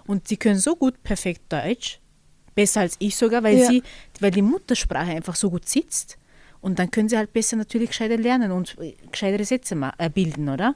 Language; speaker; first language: German; early bilingual, other home language; Turkish